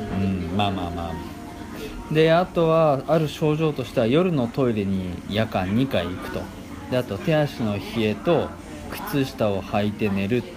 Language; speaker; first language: Japanese; native; Japanese